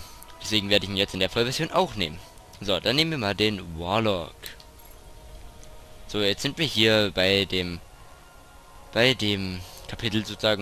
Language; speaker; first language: German; native; German